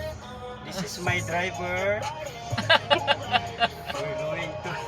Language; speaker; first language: English; non-native, local second language; Filipino